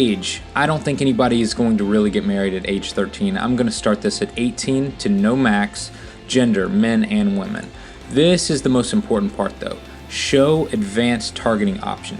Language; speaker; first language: English; native; English